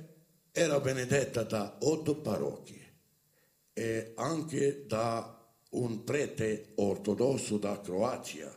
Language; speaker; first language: Italian; non-native, fluent; Romany